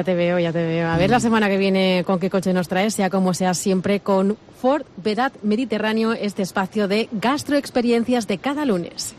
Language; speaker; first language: Spanish; native; Spanish